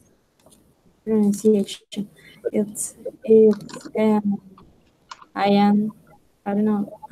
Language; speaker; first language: English; non-native, learner; Spanish